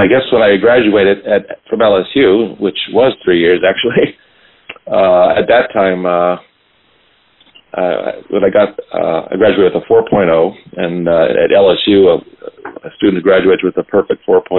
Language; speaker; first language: English; native; English